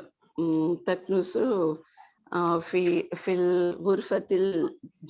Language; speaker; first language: Arabic; non-native, learner; Urdu